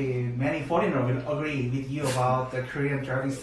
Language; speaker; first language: English; non-native, learner; Korean